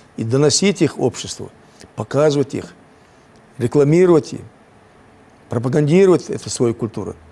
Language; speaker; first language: Russian; non-native, local second language; Chechen